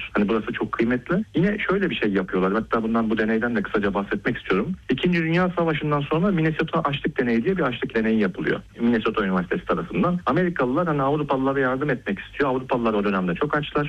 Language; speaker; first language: Turkish; native; Turkish